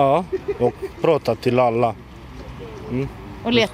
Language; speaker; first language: Swedish; non-native, learner; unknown